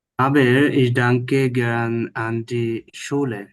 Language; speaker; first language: German; non-native, learner; Bangla